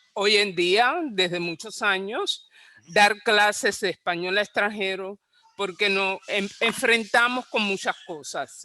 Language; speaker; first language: Spanish; non-native, fluent; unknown